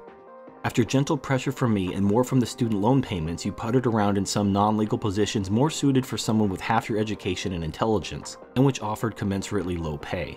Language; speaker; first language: English; native; English